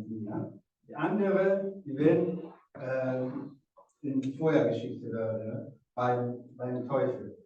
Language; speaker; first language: German; non-native, fluent; Rundi